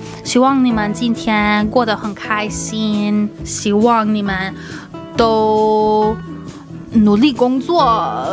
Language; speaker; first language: Chinese; non-native, fluent; English